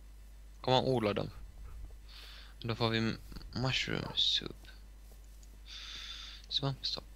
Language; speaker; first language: Swedish; non-native, local second language; Finnish